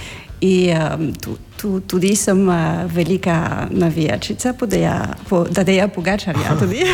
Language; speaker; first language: Slovenian; non-native, learner; French